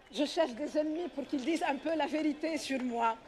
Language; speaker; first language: French; non-native, local second language; Arabic